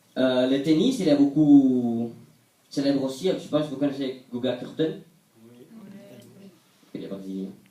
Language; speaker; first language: French; non-native, fluent; Portuguese